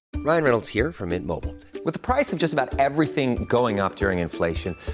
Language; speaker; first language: English; native; English